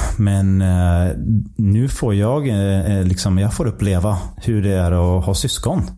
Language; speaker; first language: Swedish; non-native, fluent; English